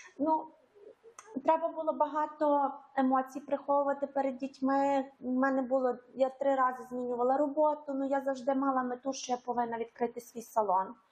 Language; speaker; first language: Ukrainian; native; Ukrainian